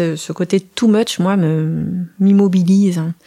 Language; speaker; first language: French; native; French